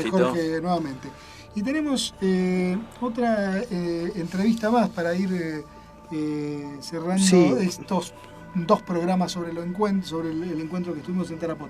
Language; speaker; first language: Spanish; native; Spanish